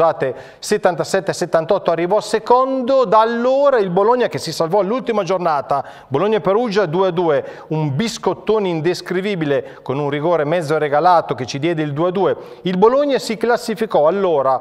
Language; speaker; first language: Italian; native; Italian